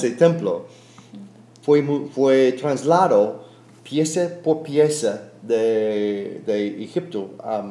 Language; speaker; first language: Spanish; non-native, fluent; English